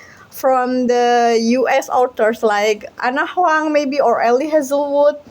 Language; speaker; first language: English; non-native, learner; Indonesian